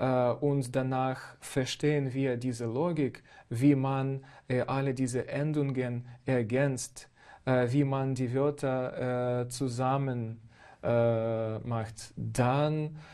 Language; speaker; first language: German; non-native, fluent; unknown